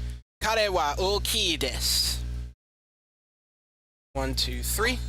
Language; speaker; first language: Japanese; non-native, learner; English